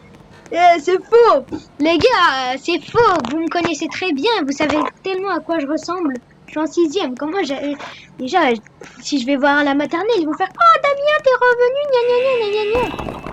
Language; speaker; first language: French; native; French